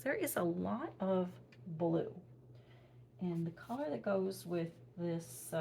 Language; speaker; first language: English; native; English